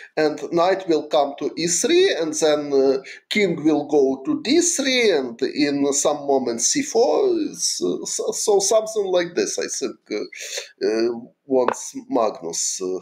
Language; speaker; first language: English; non-native, fluent; Ukrainian